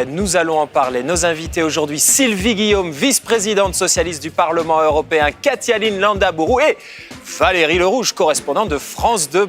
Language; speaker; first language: French; native; French